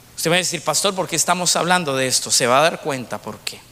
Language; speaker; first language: Spanish; native; Spanish